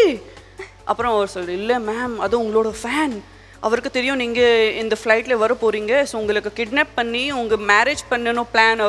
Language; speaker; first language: Tamil; non-native, learner; Gujarati